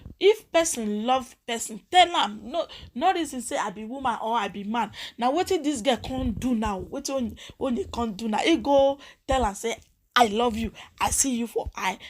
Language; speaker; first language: Nigerian Pidgin; non-native, local second language; Yoruba